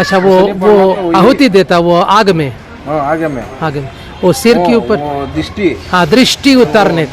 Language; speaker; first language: Hindi; non-native, local second language; Kannada